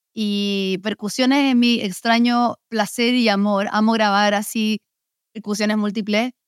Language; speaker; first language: Spanish; early bilingual, heritage; Spanish